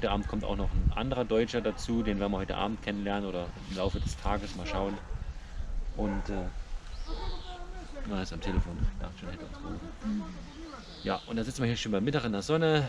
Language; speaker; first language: German; native; German